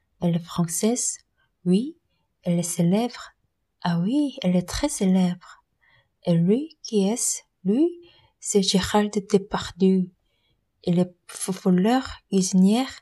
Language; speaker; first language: French; non-native, learner; Korean